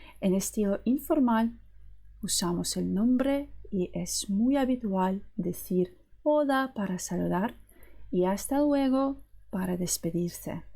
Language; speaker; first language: Spanish; non-native, fluent; Ukrainian